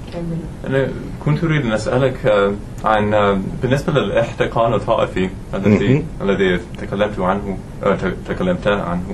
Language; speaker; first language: Arabic; non-native, learner; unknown